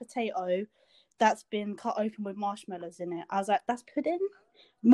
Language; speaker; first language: English; native; English